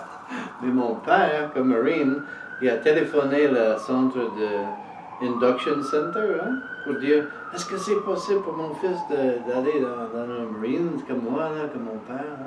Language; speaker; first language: French; non-native, learner; English